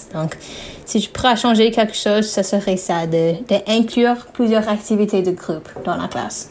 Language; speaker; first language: French; non-native, learner; English